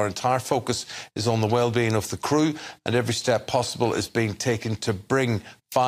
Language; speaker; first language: English; native; English